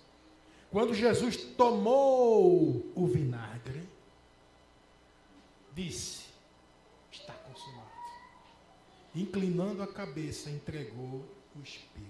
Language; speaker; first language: Portuguese; native; Portuguese